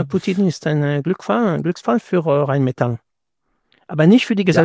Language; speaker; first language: German; non-native, fluent; French